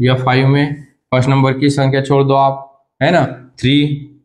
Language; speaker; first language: Hindi; non-native, local second language; Marathi